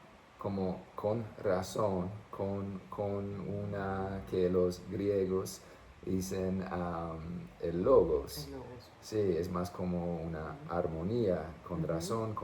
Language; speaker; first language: Spanish; non-native, fluent; English